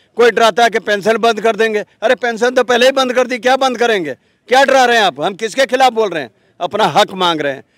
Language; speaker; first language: Hindi; native; Hindi